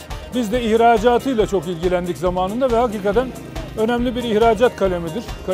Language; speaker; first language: Turkish; native; Turkish